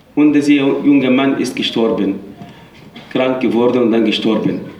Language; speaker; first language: German; non-native, fluent; Arabic